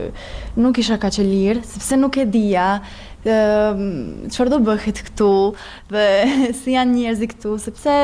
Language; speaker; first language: Albanian; non-native, learner; Serbian